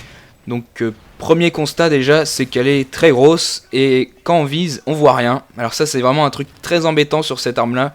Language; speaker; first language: French; native; French